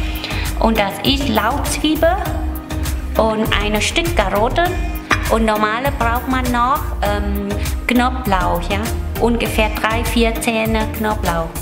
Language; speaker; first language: German; non-native, learner; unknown